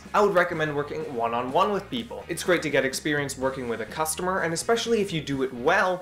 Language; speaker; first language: English; native; English